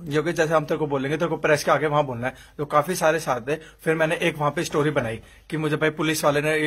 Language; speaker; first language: Hindi; native; Hindi